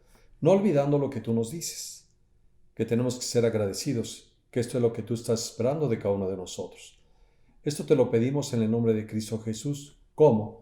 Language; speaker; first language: Spanish; native; Spanish